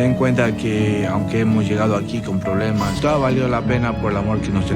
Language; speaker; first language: Spanish; native; Spanish